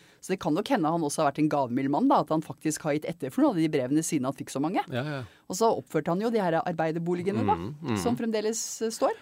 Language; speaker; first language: Norwegian; native; Norwegian